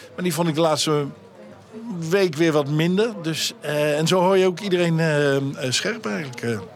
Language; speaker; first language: Dutch; native; Dutch